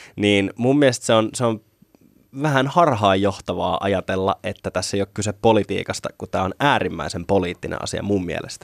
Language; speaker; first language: Finnish; native; Finnish